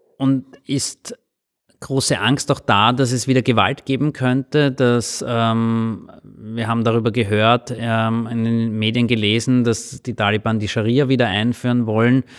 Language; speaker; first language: German; native; German